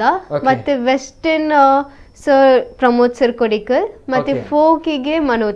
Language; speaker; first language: Kannada; non-native, local second language; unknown